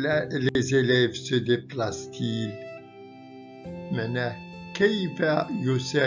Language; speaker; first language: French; non-native, local second language; Arabic